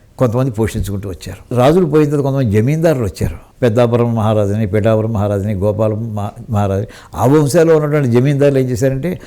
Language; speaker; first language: Telugu; native; Telugu